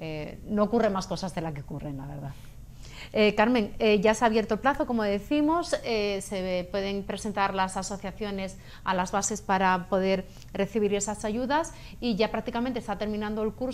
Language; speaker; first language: Spanish; native; Spanish